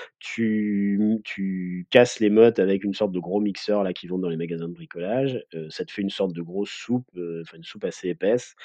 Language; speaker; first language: French; native; French